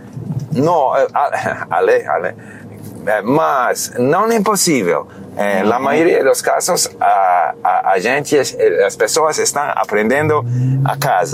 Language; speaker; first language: Portuguese; non-native, learner; English